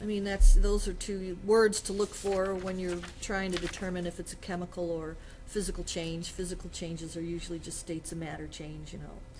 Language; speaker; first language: English; native; English